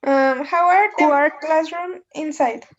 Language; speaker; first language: English; non-native, learner; Spanish